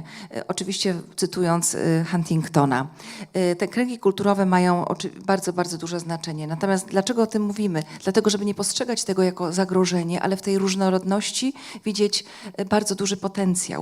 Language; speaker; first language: Polish; native; Polish